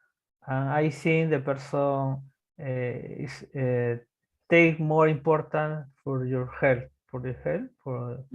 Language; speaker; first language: English; non-native, learner; Spanish